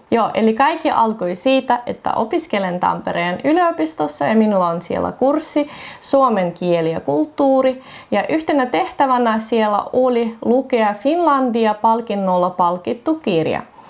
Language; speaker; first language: Finnish; non-native, fluent; Russian